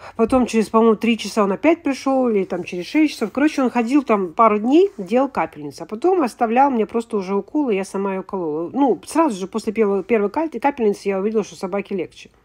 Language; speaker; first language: Russian; native; Russian